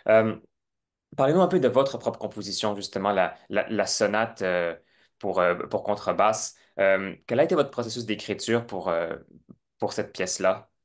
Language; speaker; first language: French; native; French